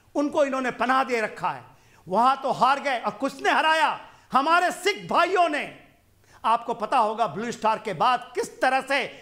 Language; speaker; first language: Hindi; non-native, local second language; Punjabi